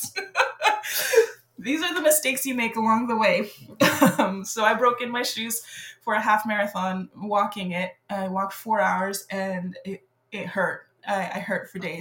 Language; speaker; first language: English; non-native, fluent; French